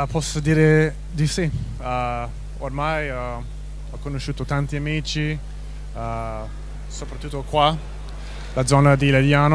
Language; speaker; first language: Italian; non-native, fluent; English